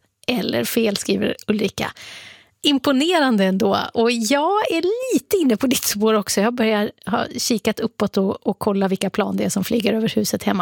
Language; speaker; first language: Swedish; native; Swedish